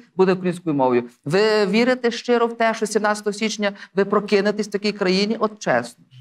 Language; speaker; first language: Ukrainian; native; Ukrainian